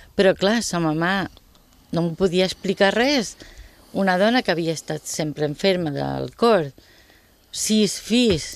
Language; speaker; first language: Catalan; non-native, local second language; Spanish